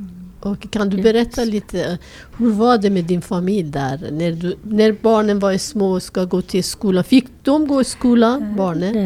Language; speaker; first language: Swedish; non-native, fluent; Persian